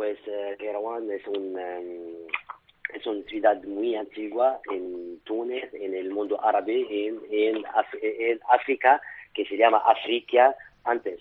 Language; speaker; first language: Spanish; non-native, fluent; Arabic